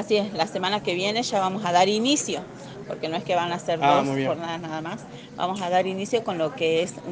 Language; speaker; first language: Spanish; native; Spanish